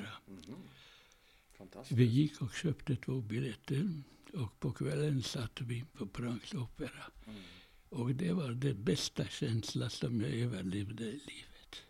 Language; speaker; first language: Swedish; non-native, fluent; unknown